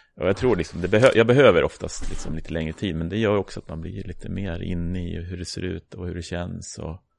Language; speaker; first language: Swedish; native; Swedish